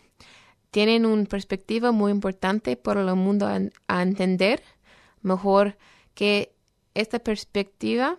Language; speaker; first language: Spanish; non-native, fluent; English